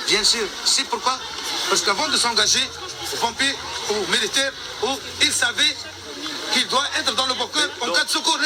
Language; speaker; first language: French; non-native, local second language; Arabic